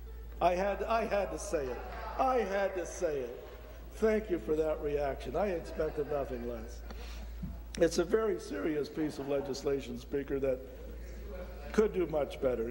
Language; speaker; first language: English; native; English